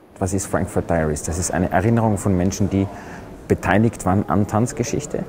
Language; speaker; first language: German; native; German